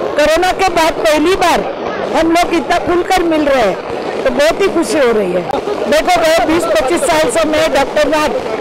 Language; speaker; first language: Hindi; non-native, local second language; Marathi